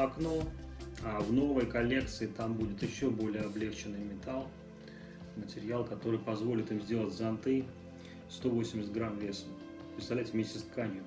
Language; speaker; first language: Russian; native; Russian